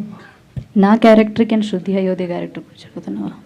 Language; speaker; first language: Telugu; non-native, learner; Malayalam